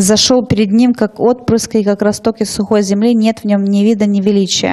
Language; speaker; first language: Russian; native; Russian